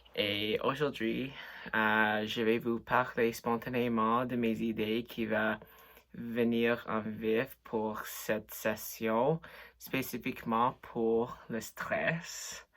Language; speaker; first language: French; non-native, local second language; English